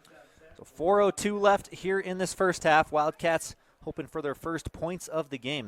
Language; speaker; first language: English; native; English